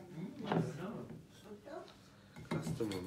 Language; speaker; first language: English; non-native, learner; Russian